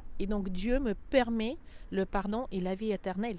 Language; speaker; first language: French; non-native, fluent; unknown